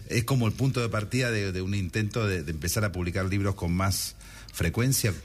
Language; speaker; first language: Spanish; native; Spanish